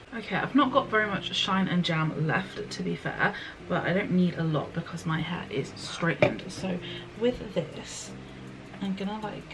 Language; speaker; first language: English; native; English